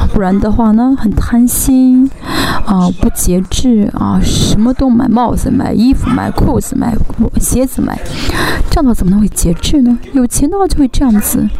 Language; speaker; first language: Chinese; non-native, fluent; Korean